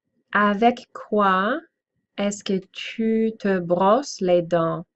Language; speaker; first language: French; non-native, fluent; English